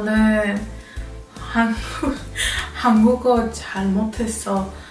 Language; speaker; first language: Korean; non-native, learner; English